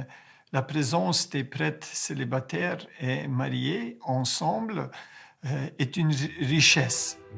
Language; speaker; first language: French; non-native, fluent; Ukrainian